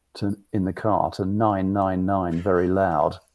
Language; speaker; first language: English; native; English